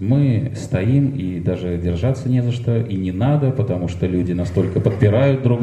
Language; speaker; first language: Russian; native; Russian